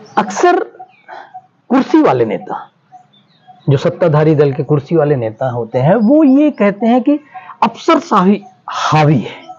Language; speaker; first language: Hindi; native; Hindi